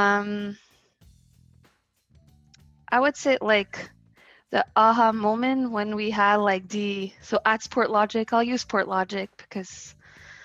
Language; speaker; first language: English; non-native, fluent; French